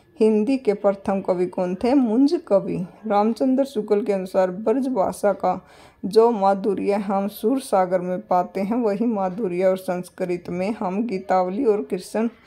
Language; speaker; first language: Hindi; native; Hindi